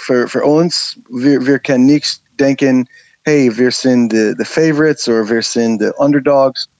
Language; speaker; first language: German; non-native, learner; English